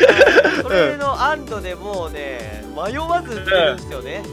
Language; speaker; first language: Japanese; native; Japanese